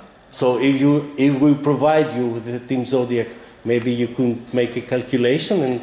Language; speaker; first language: English; non-native, fluent; Greek